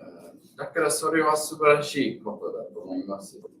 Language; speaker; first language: Japanese; non-native, learner; English